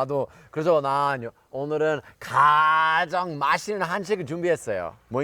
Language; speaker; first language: Korean; non-native, learner; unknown